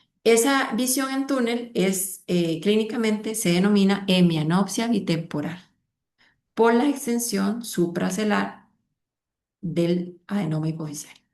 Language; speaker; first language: Spanish; native; Spanish